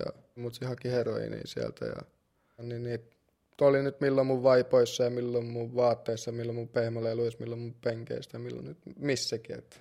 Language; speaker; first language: Finnish; early bilingual, other home language; Russian